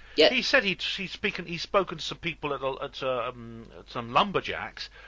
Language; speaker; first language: English; native; English